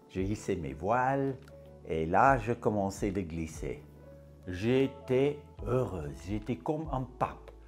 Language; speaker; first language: French; non-native, fluent; Afrikaans